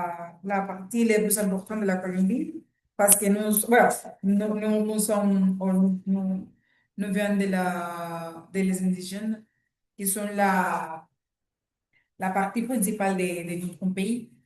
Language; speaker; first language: French; non-native, learner; Spanish